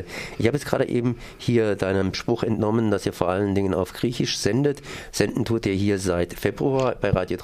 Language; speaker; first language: German; native; German